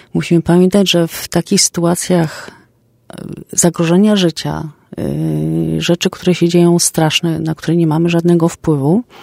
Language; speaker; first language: Polish; native; Polish